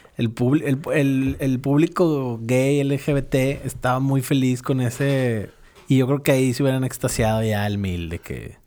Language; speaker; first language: Spanish; native; Spanish